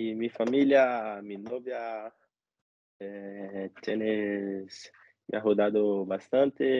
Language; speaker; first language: Spanish; non-native, learner; Portuguese